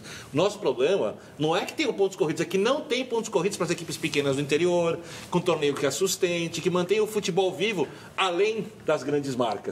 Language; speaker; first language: Portuguese; native; Portuguese